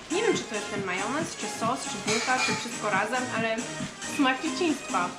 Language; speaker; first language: Polish; early bilingual, heritage; Polish